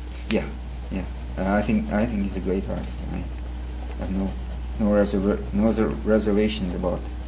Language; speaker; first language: English; early bilingual, other home language; Ukrainian